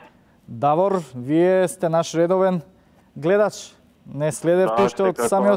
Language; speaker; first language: Macedonian; native; Macedonian